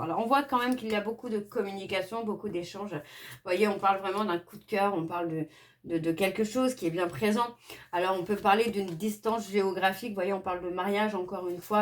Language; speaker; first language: French; native; French